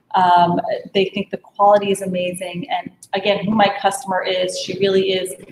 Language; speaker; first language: English; native; English